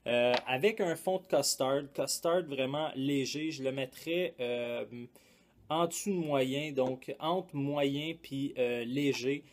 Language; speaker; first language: French; native; French